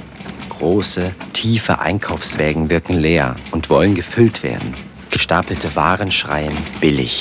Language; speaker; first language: German; native; German